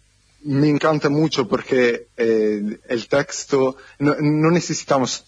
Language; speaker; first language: Spanish; non-native, fluent; Italian